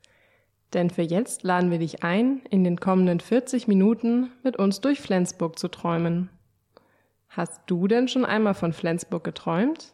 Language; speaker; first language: German; native; German